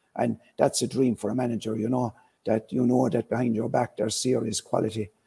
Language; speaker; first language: English; native; English